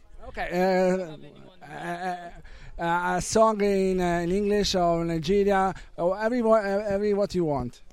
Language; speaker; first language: English; non-native, learner; Italian